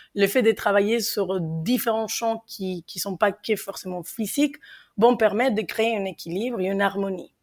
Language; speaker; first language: French; non-native, fluent; Spanish